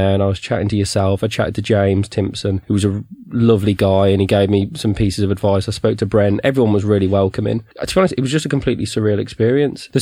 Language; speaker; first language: English; native; English